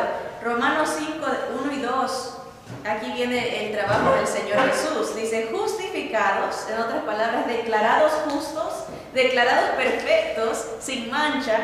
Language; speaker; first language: Spanish; native; Spanish